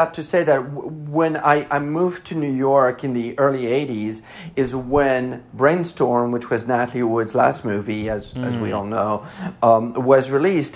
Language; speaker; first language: English; non-native, fluent; French